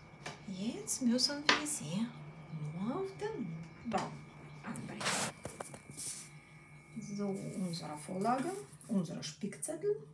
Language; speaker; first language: German; non-native, fluent; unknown